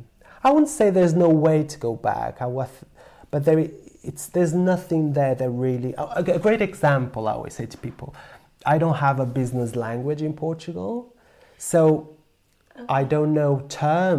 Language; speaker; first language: English; non-native, fluent; Portuguese